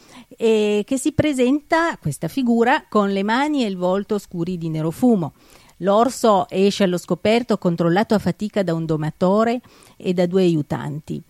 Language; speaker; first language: Italian; native; Italian